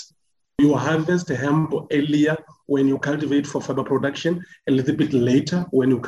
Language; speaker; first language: English; non-native, local second language; Northern Sotho